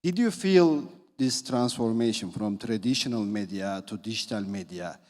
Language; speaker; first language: English; non-native, fluent; Turkish